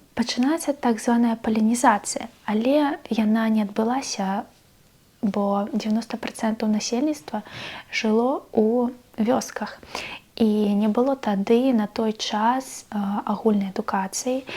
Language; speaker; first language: Belarusian; non-native, local second language; Russian